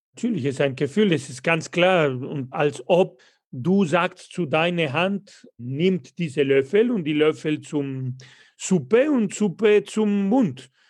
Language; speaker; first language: German; non-native, fluent; Spanish